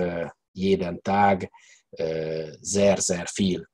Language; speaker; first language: German; non-native, learner; Hungarian